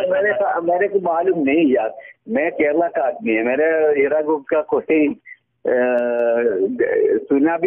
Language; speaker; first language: Hindi; non-native, local second language; Malayalam